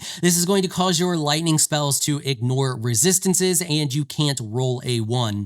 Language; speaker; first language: English; native; English